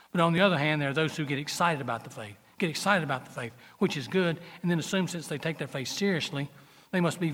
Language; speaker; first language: English; native; English